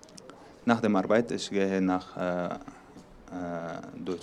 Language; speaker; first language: German; non-native, learner; Arabic